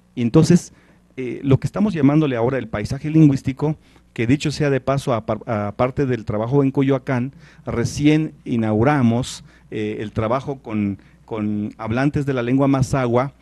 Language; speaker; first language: Spanish; non-native, local second language; Tzeltal